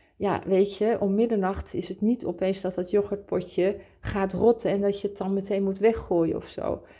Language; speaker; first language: Dutch; early bilingual, heritage; Dutch